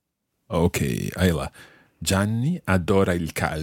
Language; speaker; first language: Italian; non-native, fluent; English